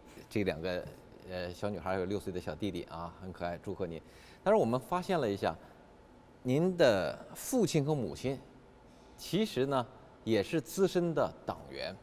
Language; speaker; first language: Chinese; native; Chinese